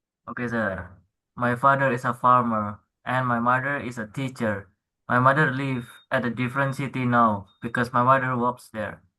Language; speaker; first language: English; non-native, learner; Indonesian